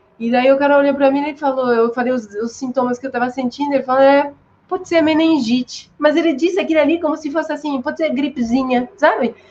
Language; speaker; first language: Portuguese; non-native, fluent; French